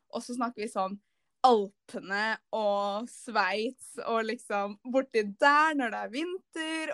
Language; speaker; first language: Norwegian; native; Norwegian